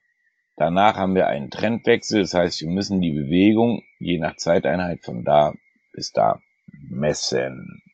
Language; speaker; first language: German; native; German